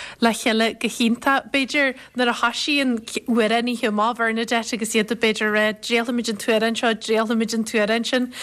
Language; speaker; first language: Irish; native; Irish